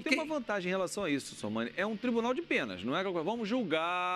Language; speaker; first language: Portuguese; native; Portuguese